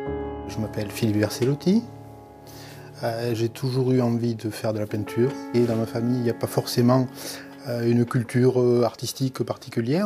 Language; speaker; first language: French; native; French